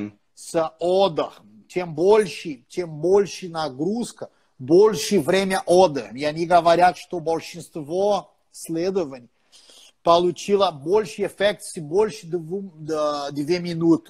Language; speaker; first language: Russian; non-native, fluent; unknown